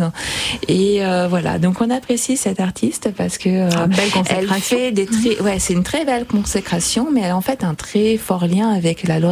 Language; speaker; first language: French; native; French